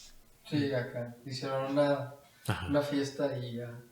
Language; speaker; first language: Spanish; native; Spanish